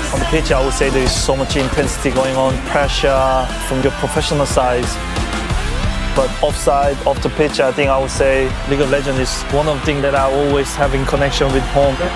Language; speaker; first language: English; non-native, fluent; Korean